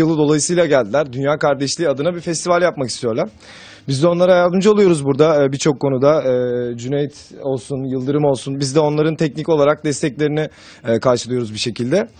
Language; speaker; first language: Turkish; native; Turkish